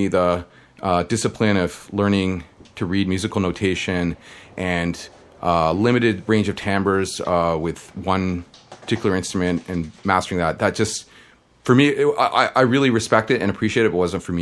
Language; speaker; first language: English; native; English